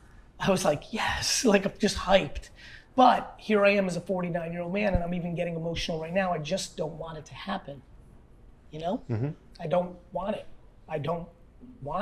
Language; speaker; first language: English; early bilingual, other home language; Russian